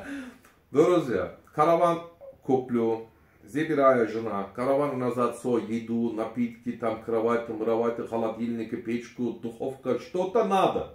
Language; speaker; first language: Russian; non-native, learner; Turkish